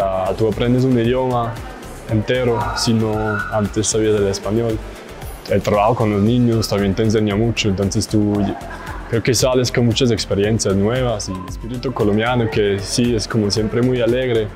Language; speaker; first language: Spanish; non-native, fluent; German